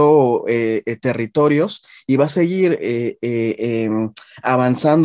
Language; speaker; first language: Spanish; native; Spanish